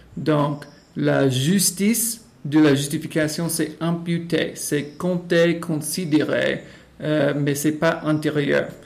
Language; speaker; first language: French; non-native, fluent; English